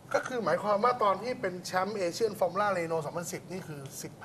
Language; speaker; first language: Thai; native; Thai